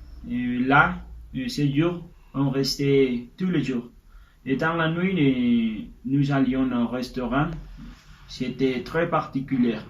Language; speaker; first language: French; non-native, learner; Spanish